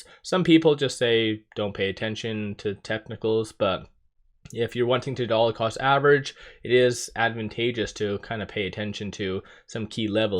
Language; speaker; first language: English; native; English